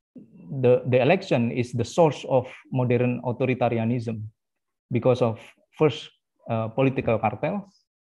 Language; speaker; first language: English; non-native, fluent; Indonesian